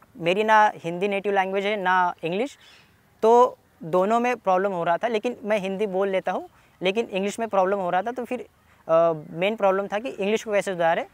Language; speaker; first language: Hindi; non-native, local second language; Marathi